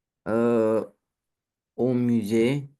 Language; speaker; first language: French; non-native, learner; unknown